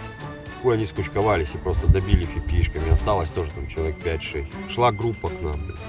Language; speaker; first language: Russian; native; Russian